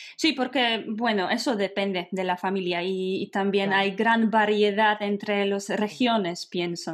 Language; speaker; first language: Spanish; non-native, fluent; Polish